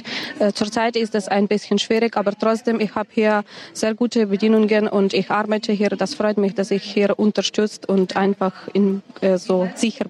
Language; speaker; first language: German; non-native, fluent; Ukrainian